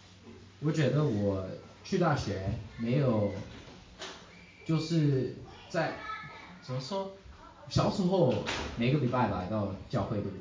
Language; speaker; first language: Chinese; early bilingual, heritage; English